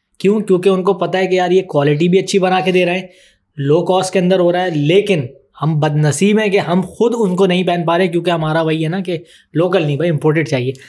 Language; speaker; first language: Urdu; native; Urdu